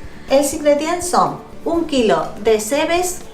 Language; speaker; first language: Catalan; non-native, fluent; Spanish